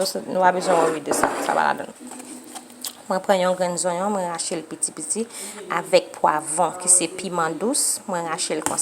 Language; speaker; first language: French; non-native, local second language; Haitian Creole